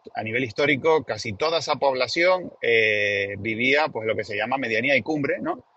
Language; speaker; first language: Spanish; native; Spanish